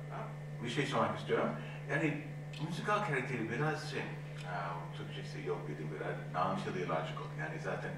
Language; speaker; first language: Turkish; non-native, learner; English